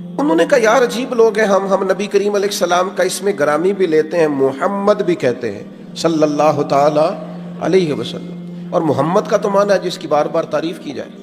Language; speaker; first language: Urdu; native; Urdu